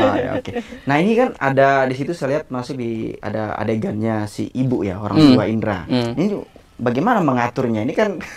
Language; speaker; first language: Indonesian; native; Indonesian